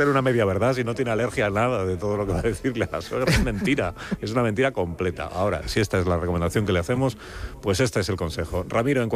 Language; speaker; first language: Spanish; native; Spanish